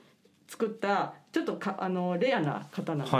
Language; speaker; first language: Japanese; native; Japanese